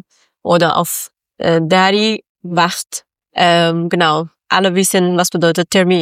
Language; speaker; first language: German; non-native, local second language; Persian